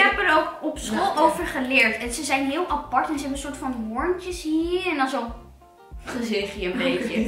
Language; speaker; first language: Dutch; native; Dutch